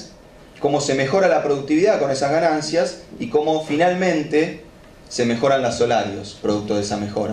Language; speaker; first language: Spanish; native; Spanish